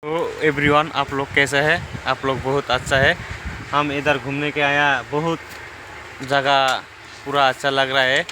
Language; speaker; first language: Hindi; non-native, local second language; Bangla